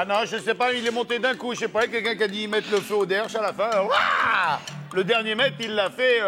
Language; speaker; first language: French; native; French